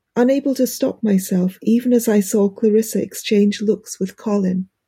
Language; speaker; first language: English; native; English